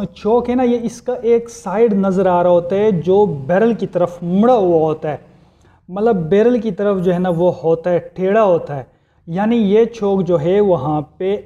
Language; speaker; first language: Urdu; non-native, local second language; Punjabi